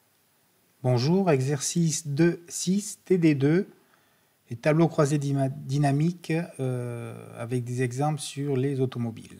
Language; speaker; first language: French; native; French